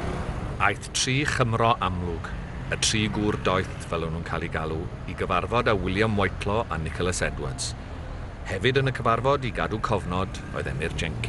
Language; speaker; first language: Welsh; native; Welsh